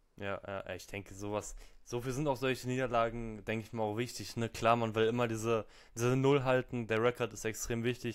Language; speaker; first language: German; native; German